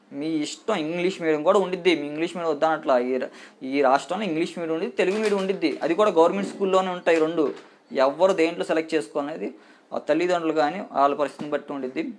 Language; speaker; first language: Telugu; native; Telugu